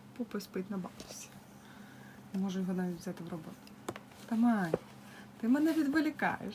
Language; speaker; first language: Ukrainian; native; Ukrainian